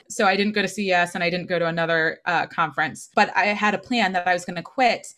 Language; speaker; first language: English; native; English